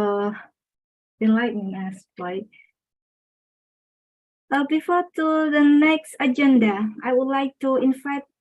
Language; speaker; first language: English; non-native, local second language; Indonesian